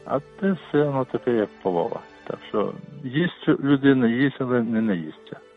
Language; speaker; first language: Ukrainian; non-native, local second language; Russian